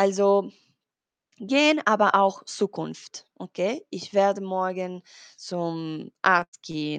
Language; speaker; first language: German; non-native, learner; Spanish